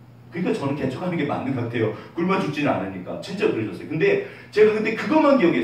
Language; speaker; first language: Korean; native; Korean